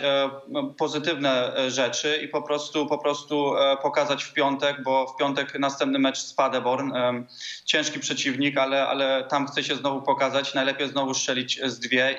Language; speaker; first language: Polish; early bilingual, heritage; Polish